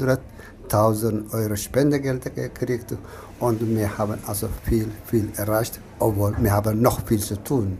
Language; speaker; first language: German; non-native, fluent; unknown